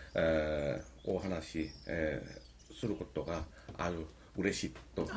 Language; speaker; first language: Japanese; non-native, learner; Korean